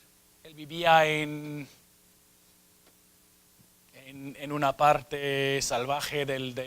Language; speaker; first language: Spanish; non-native, fluent; English